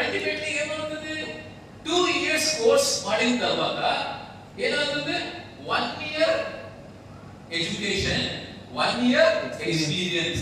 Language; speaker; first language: Kannada; non-native, local second language; Telugu